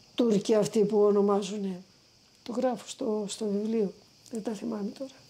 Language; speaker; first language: Greek; native; Greek